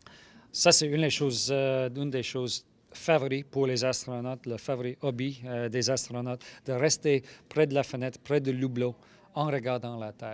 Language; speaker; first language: French; non-native, local second language; English